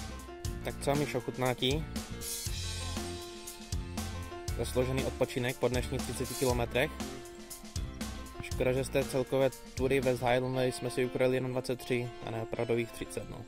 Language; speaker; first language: Czech; native; Czech